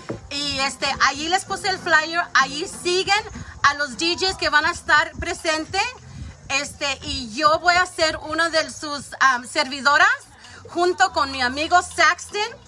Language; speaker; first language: Spanish; early bilingual, heritage; Spanish